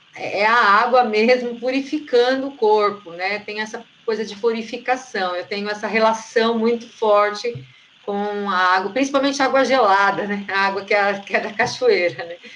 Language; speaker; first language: Portuguese; native; Portuguese